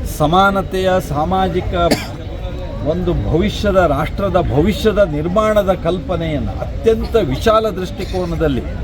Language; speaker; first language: Kannada; native; Kannada